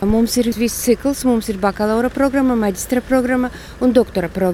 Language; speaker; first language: Latvian; non-native, local second language; Russian